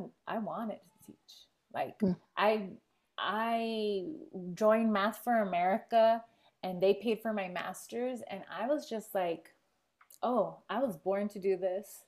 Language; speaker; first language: English; native; English